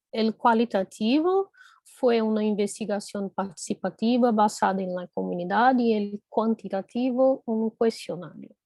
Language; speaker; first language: Spanish; non-native, fluent; Portuguese